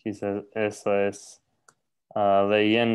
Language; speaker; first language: Spanish; non-native, learner; English